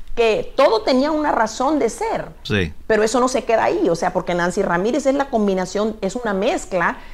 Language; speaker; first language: Spanish; native; Spanish